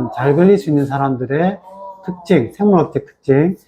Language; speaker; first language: Korean; native; Korean